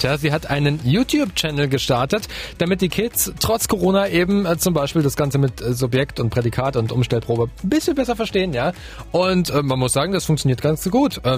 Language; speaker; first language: German; native; German